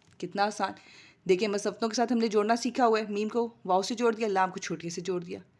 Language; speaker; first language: Urdu; native; Urdu